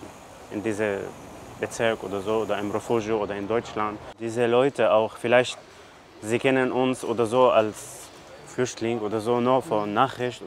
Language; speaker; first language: German; non-native, learner; Arabic